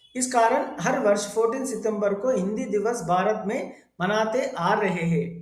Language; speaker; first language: Hindi; non-native, local second language; Telugu